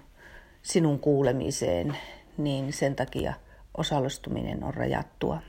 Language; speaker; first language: Finnish; native; Finnish